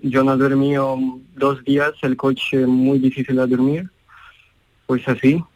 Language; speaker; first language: Spanish; non-native, learner; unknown